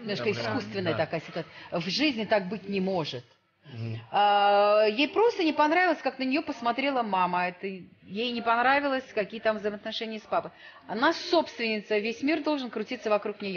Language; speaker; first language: Russian; native; Russian